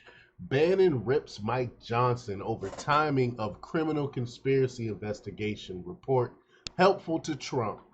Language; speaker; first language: English; native; English